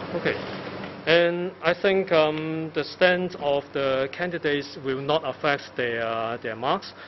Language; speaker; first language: English; non-native, local second language; Cantonese